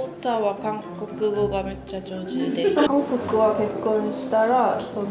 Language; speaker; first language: Japanese; non-native, learner; Korean